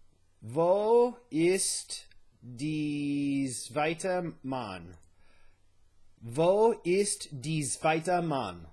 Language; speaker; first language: German; non-native, learner; English